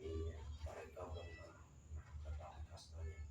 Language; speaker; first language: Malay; non-native, local second language; Javanese